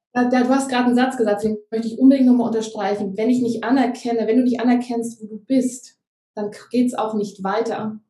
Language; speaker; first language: German; native; German